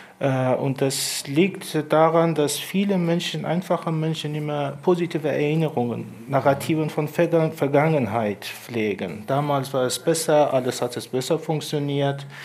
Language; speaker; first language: German; non-native, fluent; Persian